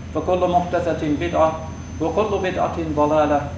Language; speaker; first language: Arabic; non-native, fluent; English